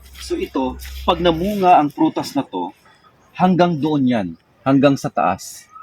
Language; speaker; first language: Filipino; non-native, local second language; Cebuano